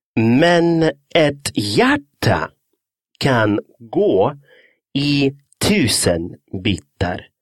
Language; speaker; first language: Swedish; non-native, fluent; Russian